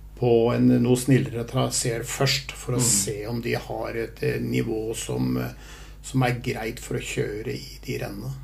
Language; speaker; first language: Norwegian; native; Norwegian